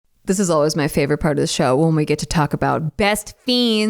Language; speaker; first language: English; native; English